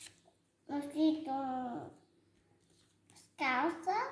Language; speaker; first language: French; early bilingual, heritage; French